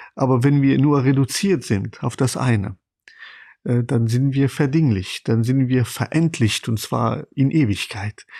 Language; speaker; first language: German; non-native, fluent; Persian